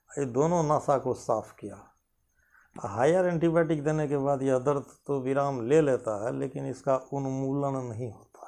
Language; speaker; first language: Hindi; non-native, local second language; Maithili